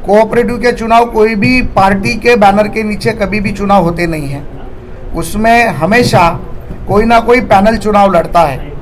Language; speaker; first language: Hindi; non-native, local second language; Marathi